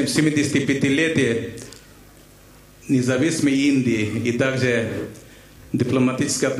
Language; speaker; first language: Russian; non-native, fluent; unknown